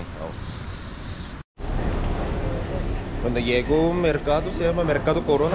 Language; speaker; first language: Spanish; non-native, learner; Korean